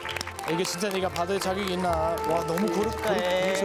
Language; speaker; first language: Korean; non-native, learner; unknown